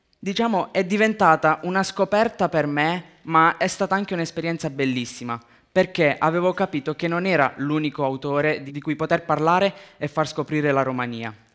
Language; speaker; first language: Italian; early bilingual, other home language; Romanian